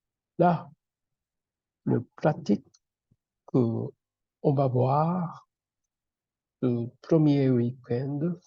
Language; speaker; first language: French; non-native, fluent; Japanese